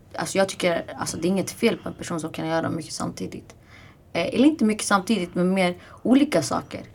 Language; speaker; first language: Swedish; non-native, fluent; Arabic